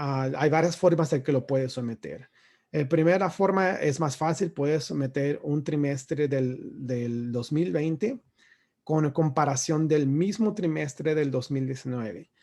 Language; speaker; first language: Spanish; native; Spanish